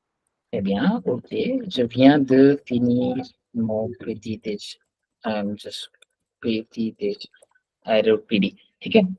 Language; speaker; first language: French; non-native, fluent; Hindi